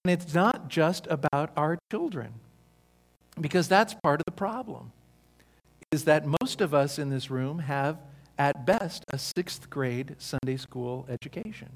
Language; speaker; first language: English; native; English